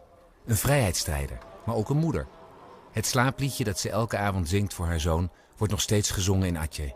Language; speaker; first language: Dutch; native; Dutch